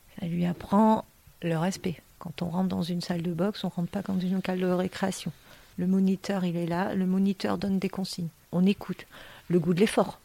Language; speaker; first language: French; native; French